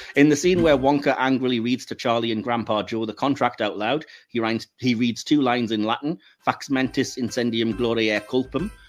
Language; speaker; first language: English; native; English